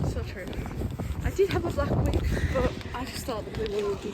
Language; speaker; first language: English; native; English